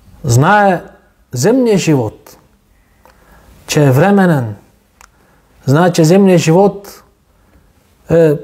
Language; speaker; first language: Bulgarian; non-native, local second language; Turkish